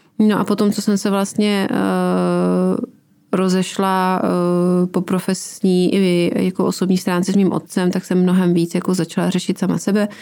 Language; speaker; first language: Czech; native; Czech